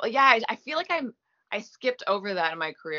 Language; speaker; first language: English; non-native, fluent; French